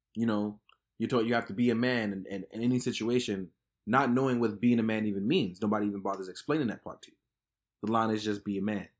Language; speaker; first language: English; native; English